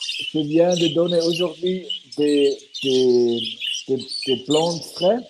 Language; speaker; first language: French; non-native, fluent; Swiss German